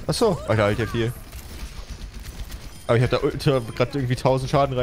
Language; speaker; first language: German; native; German